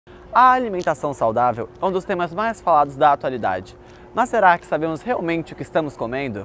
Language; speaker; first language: Portuguese; native; Portuguese